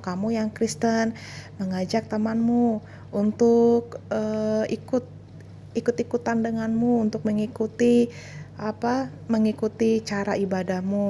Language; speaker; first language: Indonesian; native; Indonesian